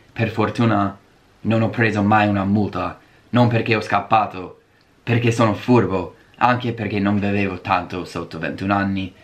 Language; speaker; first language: Italian; non-native, fluent; English